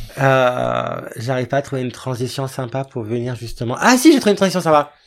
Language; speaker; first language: French; early bilingual, other home language; Arabic